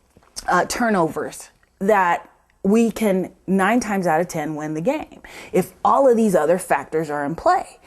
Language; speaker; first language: English; native; English